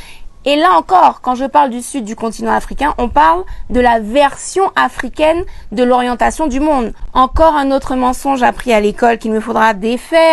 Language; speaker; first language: French; native; French